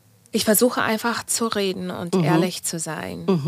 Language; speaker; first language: German; non-native, fluent; English